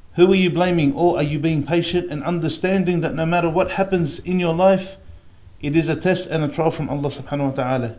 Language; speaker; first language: English; native; English